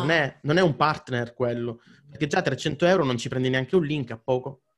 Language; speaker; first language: Italian; native; Italian